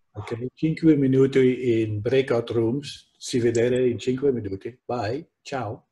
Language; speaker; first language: Italian; non-native, learner; Dutch